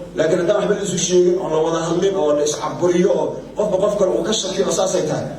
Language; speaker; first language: Somali; native; Somali